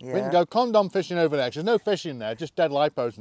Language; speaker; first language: English; native; English